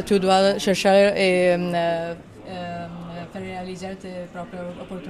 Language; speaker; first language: French; non-native, fluent; Italian